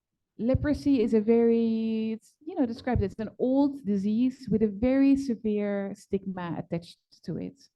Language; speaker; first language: English; non-native, fluent; Dutch